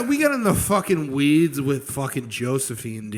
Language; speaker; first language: English; native; English